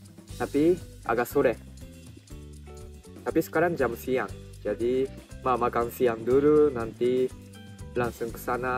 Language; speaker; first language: Indonesian; non-native, fluent; Japanese